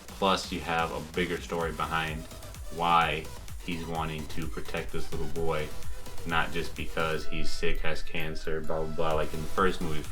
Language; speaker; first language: English; native; English